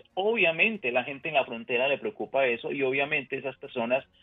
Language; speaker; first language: Spanish; native; Spanish